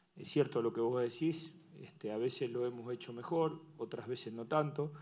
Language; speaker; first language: Spanish; native; Spanish